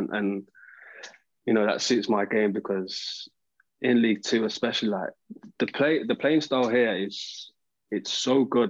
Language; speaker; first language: English; native; English